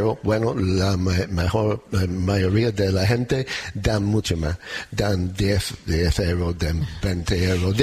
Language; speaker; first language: Spanish; non-native, learner; English